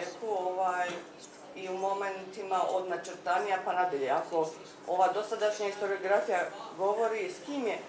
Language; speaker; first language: Bosnian; native; Bosnian